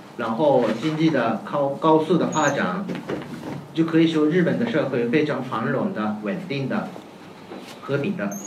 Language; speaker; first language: Chinese; non-native, fluent; Japanese